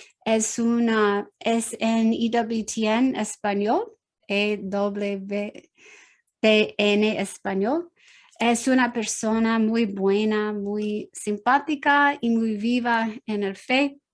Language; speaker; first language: Spanish; non-native, learner; English